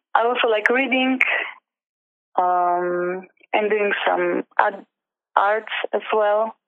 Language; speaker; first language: English; non-native, learner; Slovenian